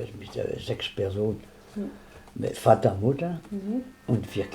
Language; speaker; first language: German; non-native, learner; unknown